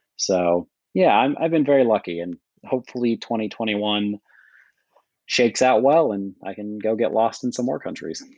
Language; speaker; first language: English; native; English